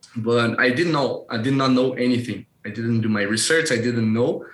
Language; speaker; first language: English; non-native, fluent; Portuguese